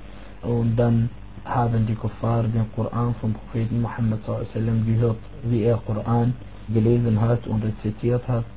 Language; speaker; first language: German; non-native, fluent; Arabic